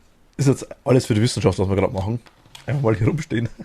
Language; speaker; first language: German; native; German